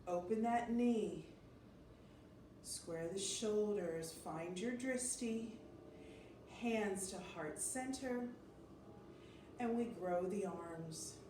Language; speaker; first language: English; native; English